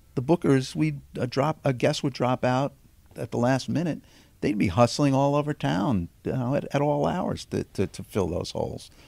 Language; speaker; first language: English; native; English